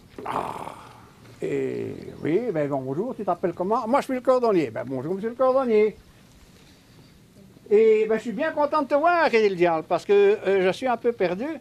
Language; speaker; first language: French; native; French